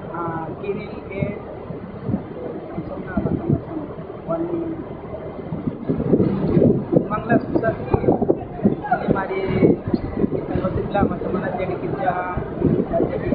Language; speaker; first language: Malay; non-native, learner; Bangla